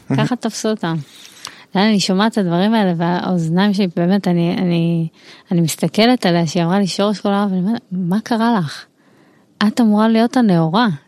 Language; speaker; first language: Hebrew; early bilingual, heritage; Hebrew